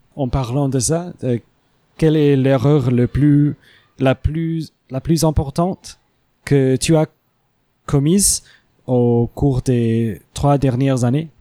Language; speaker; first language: French; non-native, learner; English